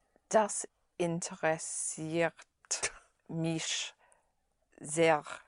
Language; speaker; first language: German; non-native, learner; English